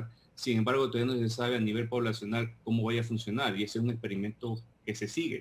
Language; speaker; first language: Spanish; native; Spanish